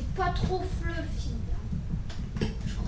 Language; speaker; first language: French; native; French